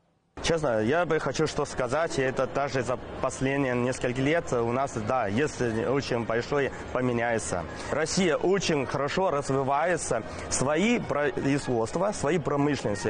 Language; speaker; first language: Russian; non-native, learner; Chinese